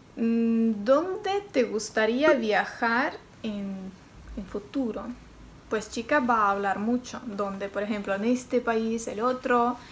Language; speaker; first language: Spanish; non-native, learner; Ukrainian